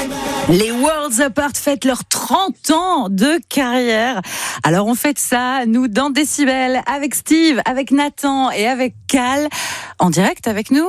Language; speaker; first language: French; native; French